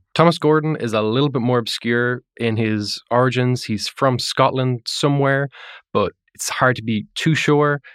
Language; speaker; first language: English; native; English